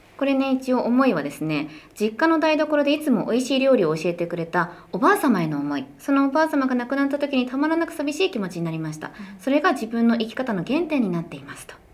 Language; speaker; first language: Japanese; native; Japanese